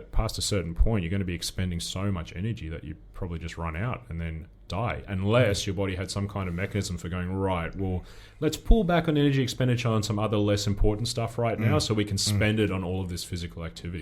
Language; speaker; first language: English; native; English